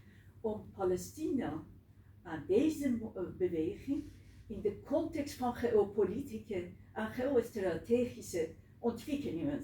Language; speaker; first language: Dutch; non-native, learner; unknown